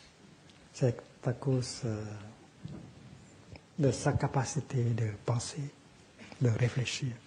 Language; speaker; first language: French; non-native, fluent; Vietnamese